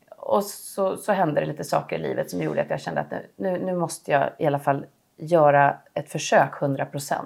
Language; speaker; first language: Swedish; native; Swedish